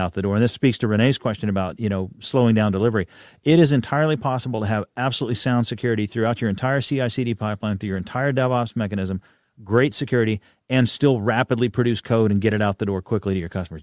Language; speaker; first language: English; native; English